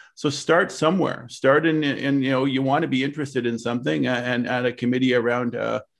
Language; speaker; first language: English; native; English